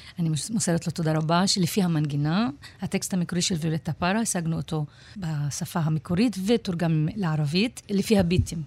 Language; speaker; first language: Hebrew; non-native, local second language; Arabic